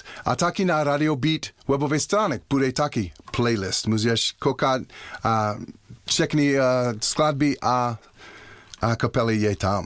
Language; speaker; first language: Czech; non-native, learner; English